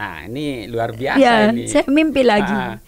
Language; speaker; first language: Indonesian; native; Indonesian